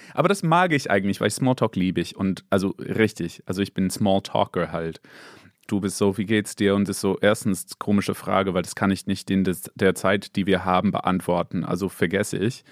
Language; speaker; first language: German; non-native, fluent; English